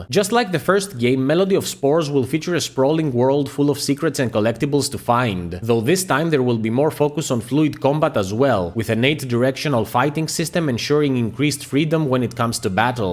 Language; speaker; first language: English; native; English